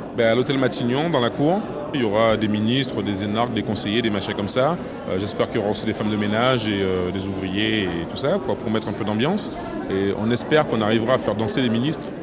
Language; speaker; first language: French; native; French